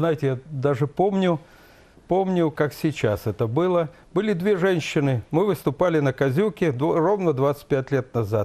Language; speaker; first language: Russian; native; Russian